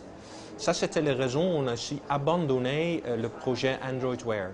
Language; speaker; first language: French; non-native, fluent; Dutch